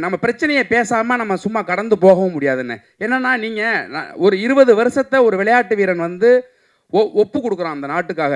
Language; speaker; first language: Tamil; native; Tamil